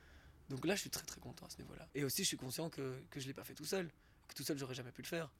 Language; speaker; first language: French; native; French